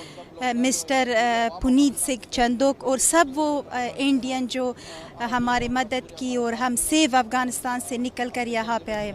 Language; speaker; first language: Hindi; non-native, learner; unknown